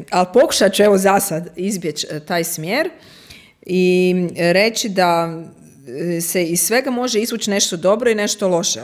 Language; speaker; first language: Croatian; native; Croatian